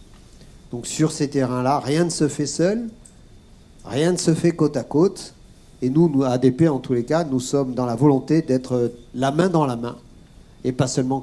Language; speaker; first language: French; native; French